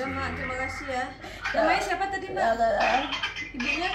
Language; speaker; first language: Indonesian; native; Indonesian